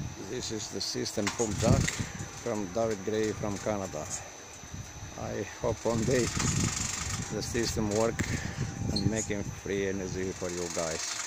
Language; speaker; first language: English; non-native, learner; Greek